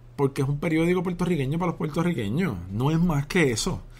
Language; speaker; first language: Spanish; native; Spanish